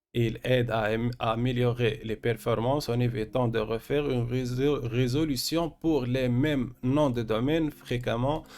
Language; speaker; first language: French; non-native, local second language; Arabic